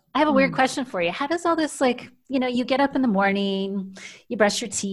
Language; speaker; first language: English; native; English